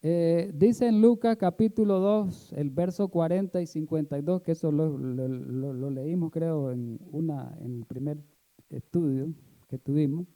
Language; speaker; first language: Spanish; native; Spanish